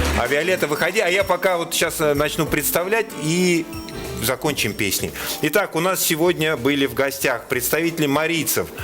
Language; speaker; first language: Russian; native; Russian